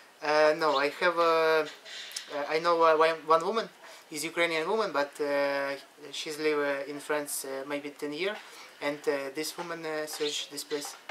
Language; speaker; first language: English; non-native, learner; Ukrainian